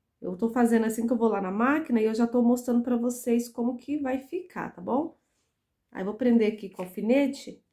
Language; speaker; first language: Portuguese; native; Portuguese